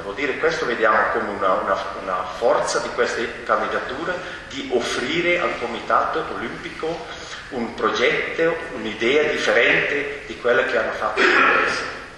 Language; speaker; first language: Italian; non-native, fluent; Romansh